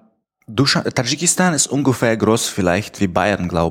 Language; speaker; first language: German; non-native, fluent; Tajik